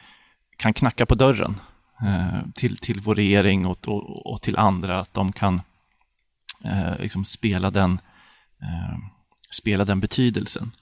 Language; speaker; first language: Swedish; native; Swedish